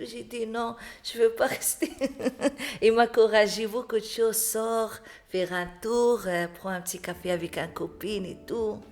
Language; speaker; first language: French; non-native, learner; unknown